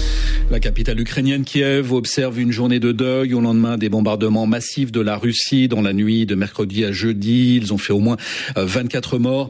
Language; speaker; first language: French; native; French